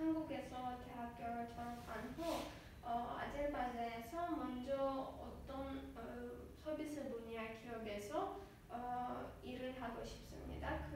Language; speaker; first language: Korean; non-native, learner; Azerbaijani